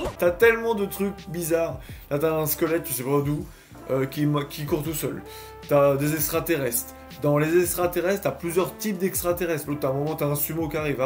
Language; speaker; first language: French; native; French